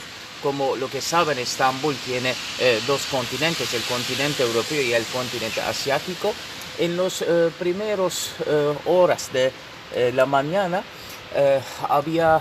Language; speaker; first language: Spanish; non-native, fluent; Turkish